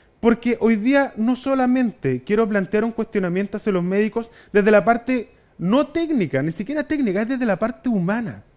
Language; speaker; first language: Spanish; native; Spanish